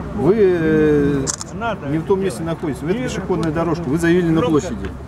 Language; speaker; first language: Russian; native; Russian